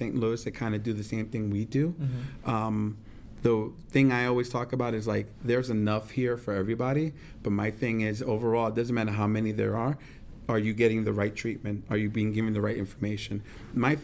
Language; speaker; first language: English; native; English